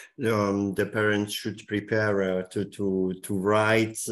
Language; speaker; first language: English; non-native, fluent; Slovenian